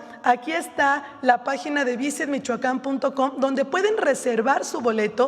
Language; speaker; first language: Spanish; native; Spanish